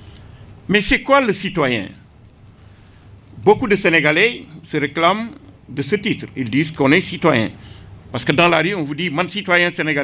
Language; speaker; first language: French; non-native, local second language; Wolof